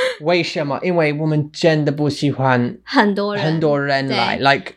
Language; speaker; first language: Chinese; non-native, learner; English